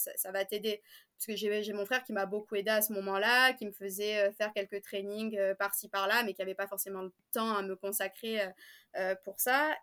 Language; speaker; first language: French; native; French